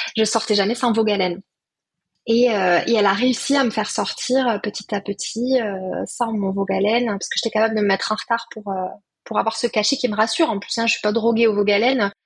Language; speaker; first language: French; native; French